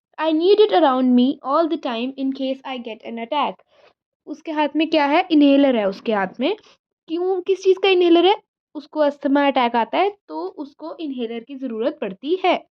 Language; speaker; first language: Hindi; native; Hindi